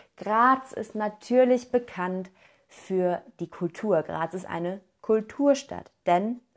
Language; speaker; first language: German; native; German